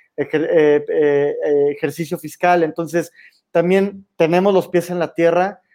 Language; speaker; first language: Spanish; native; Spanish